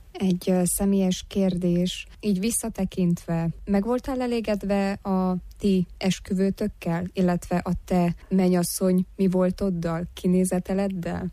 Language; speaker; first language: Hungarian; native; Hungarian